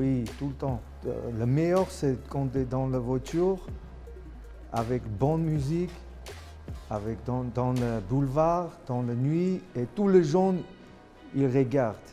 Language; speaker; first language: French; non-native, fluent; Armenian